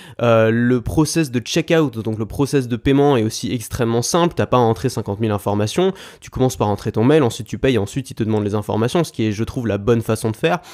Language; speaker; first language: French; native; French